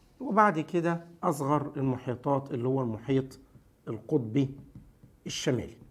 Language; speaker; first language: Arabic; native; Arabic